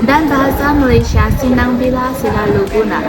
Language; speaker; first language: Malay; non-native, learner; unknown